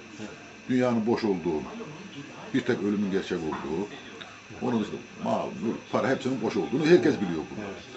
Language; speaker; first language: Turkish; native; Turkish